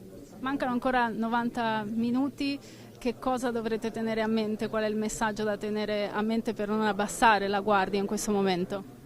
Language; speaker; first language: Italian; native; Italian